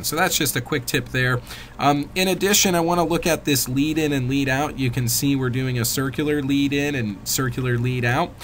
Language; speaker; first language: English; native; English